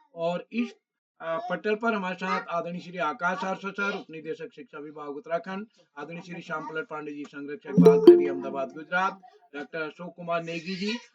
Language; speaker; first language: Hindi; native; Hindi